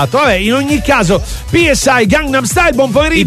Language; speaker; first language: Italian; native; Italian